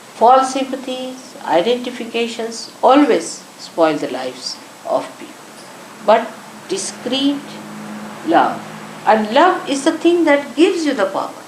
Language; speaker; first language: English; non-native, local second language; Marathi